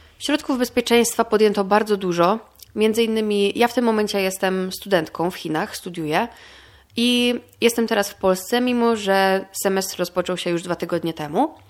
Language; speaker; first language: Polish; native; Polish